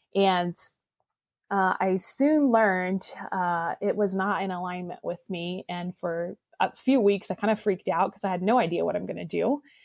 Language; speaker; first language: English; non-native, local second language; Pennsylvania German